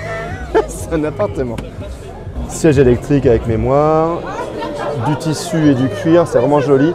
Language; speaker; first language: French; native; French